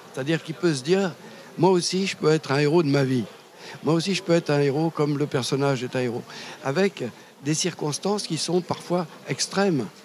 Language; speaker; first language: French; native; French